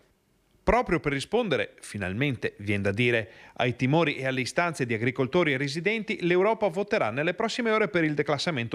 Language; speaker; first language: Italian; native; Italian